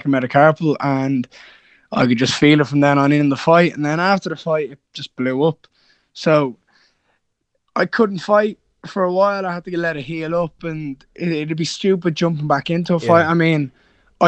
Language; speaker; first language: English; native; English